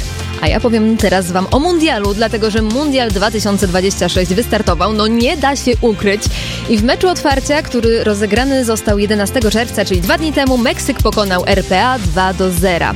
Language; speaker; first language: Polish; native; Polish